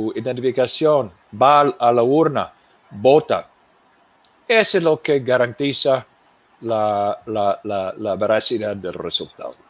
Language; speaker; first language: Spanish; non-native, fluent; English